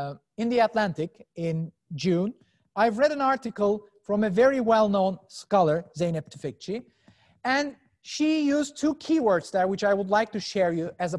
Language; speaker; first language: English; non-native, fluent; Turkish